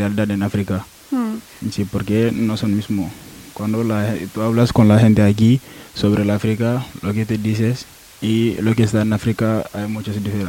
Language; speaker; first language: Spanish; non-native, learner; Wolof